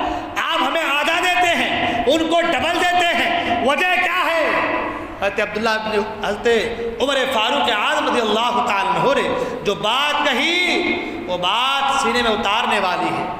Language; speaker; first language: Urdu; native; Urdu